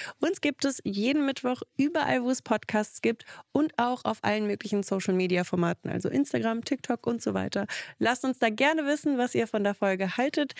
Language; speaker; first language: German; early bilingual, other home language; Russian